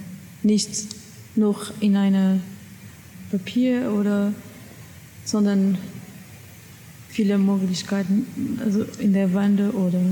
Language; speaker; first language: German; non-native, learner; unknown